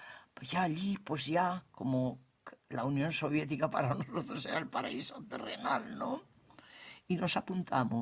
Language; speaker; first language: Spanish; native; Spanish